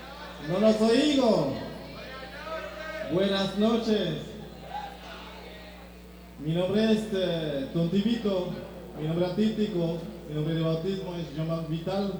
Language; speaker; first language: Spanish; non-native, fluent; Haitian Creole